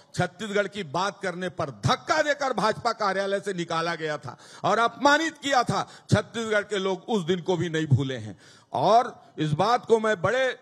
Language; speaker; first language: Hindi; native; Hindi